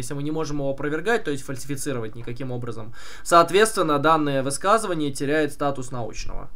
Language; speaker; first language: Russian; native; Russian